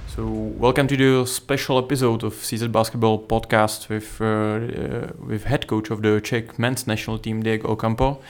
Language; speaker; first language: English; non-native, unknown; Czech